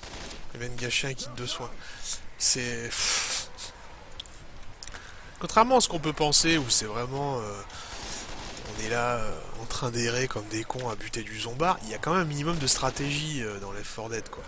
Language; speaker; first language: French; native; French